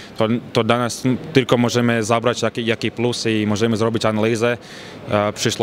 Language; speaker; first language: Polish; non-native, fluent; Latvian